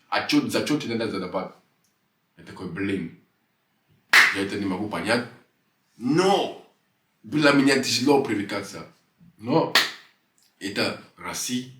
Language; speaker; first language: Russian; non-native, fluent; French